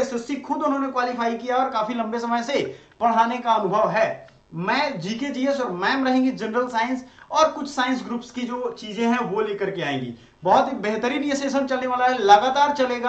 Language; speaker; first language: Hindi; native; Hindi